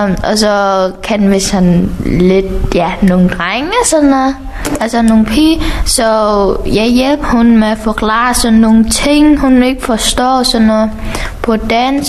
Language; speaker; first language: Danish; non-native, fluent; Vietnamese